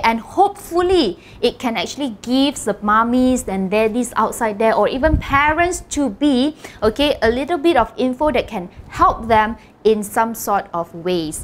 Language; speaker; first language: English; non-native, local second language; Malay